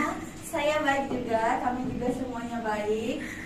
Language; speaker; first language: Indonesian; native; Indonesian